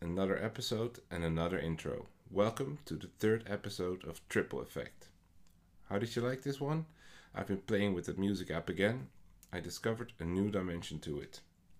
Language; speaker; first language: English; non-native, fluent; Dutch